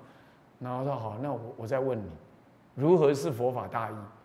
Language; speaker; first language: Chinese; native; Chinese